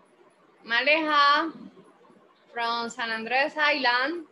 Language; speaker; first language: English; non-native, fluent; Spanish